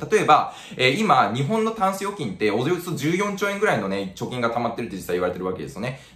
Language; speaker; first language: Japanese; native; Japanese